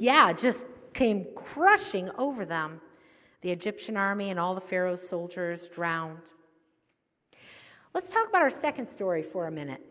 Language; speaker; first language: English; native; English